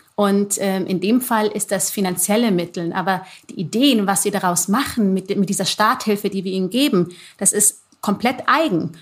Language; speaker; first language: German; early bilingual, other home language; Amharic